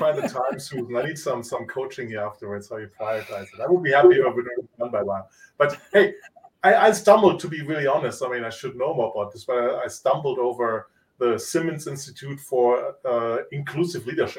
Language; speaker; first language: English; non-native, fluent; Italian